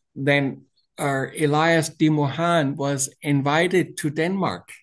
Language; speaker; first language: English; non-native, fluent; Danish